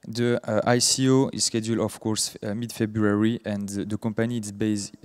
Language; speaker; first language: English; non-native, fluent; French